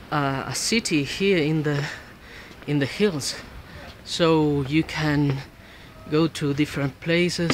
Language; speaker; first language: English; non-native, learner; Spanish